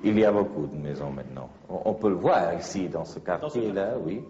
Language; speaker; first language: French; non-native, fluent; Spanish